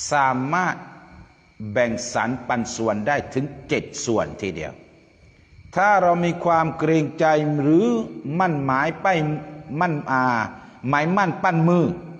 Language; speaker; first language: Thai; non-native, local second language; Pattani Malay